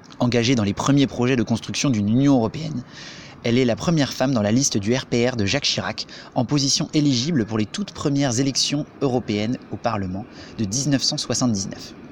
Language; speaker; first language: French; native; French